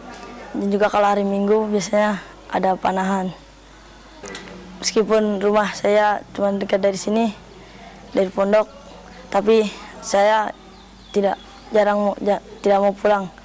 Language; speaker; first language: Indonesian; non-native, local second language; Javanese